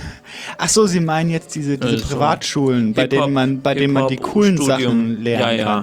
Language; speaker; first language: German; native; German